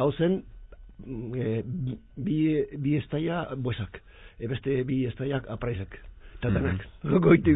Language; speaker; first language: Basque; non-native, local second language; Spanish